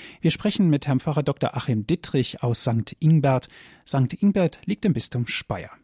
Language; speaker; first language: German; native; German